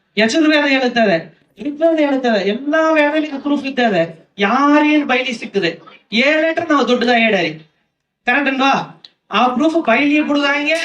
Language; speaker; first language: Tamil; non-native, local second language; Kannada